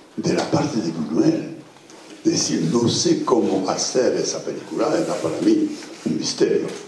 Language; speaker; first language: Spanish; non-native, fluent; French